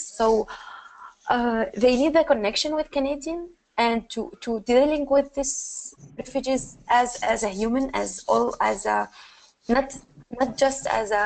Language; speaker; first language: English; non-native, learner; Arabic